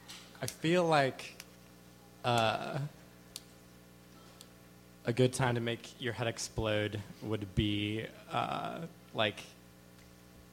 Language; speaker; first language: English; native; English